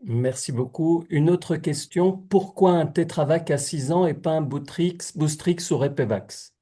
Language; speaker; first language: French; native; French